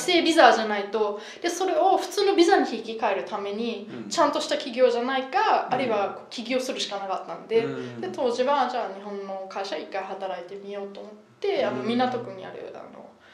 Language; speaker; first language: Japanese; non-native, fluent; German